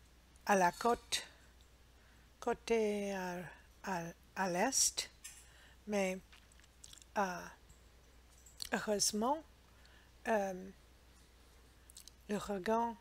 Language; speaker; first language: French; non-native, learner; English